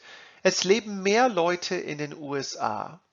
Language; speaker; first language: German; non-native, fluent; English